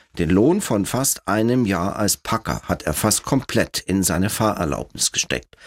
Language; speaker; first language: German; native; German